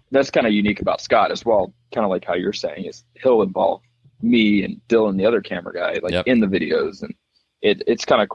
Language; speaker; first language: English; native; English